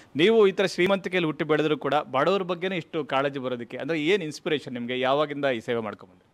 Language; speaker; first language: Kannada; native; Kannada